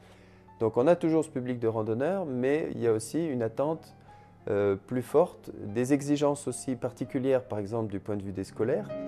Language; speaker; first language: French; native; French